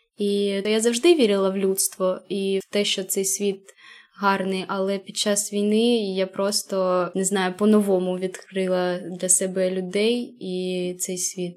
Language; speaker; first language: Ukrainian; native; Ukrainian